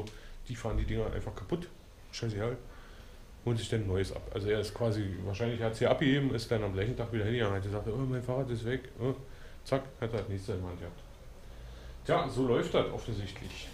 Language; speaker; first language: German; native; German